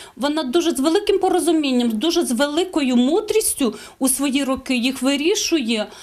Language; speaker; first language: Ukrainian; native; Ukrainian